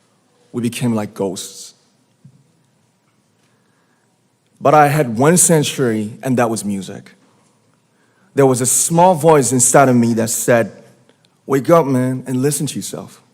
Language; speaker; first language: English; non-native, fluent; Korean